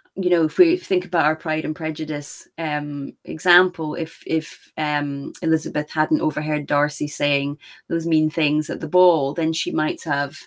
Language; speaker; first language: English; native; English